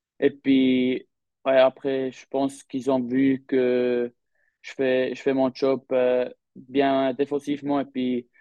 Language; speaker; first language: French; non-native, local second language; German